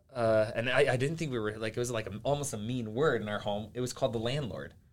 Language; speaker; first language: English; early bilingual, other home language; Finnish